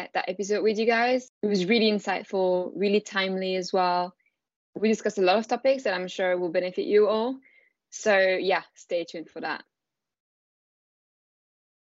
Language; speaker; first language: English; non-native, fluent; French